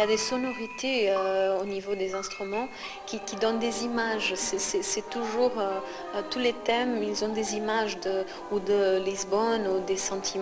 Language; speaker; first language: French; non-native, fluent; Portuguese